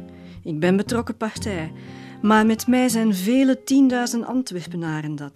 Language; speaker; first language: Dutch; native; Dutch